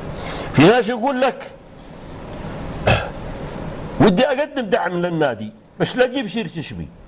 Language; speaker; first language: Arabic; native; Arabic